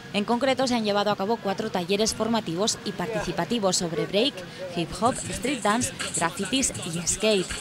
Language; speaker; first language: Spanish; native; Spanish